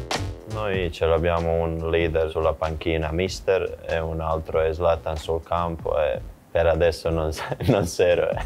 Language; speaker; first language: Italian; non-native, fluent; Croatian